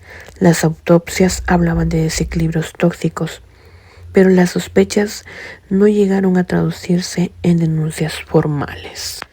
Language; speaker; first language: Spanish; native; Spanish